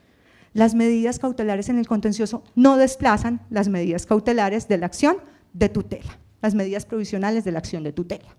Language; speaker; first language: Spanish; native; Spanish